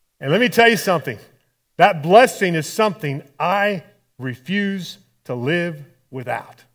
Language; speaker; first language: English; native; English